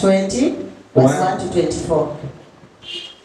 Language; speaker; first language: English; non-native, fluent; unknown